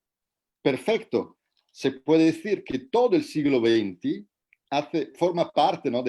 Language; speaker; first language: Spanish; non-native, fluent; Italian